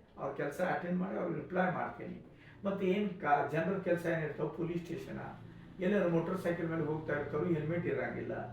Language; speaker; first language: Kannada; native; Kannada